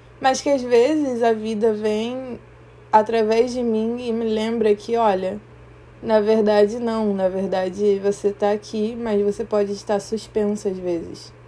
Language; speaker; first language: Portuguese; native; Portuguese